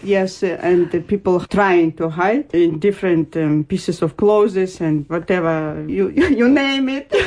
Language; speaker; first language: English; non-native, fluent; Ukrainian